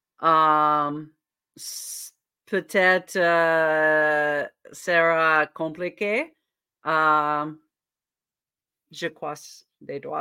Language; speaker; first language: French; non-native, learner; English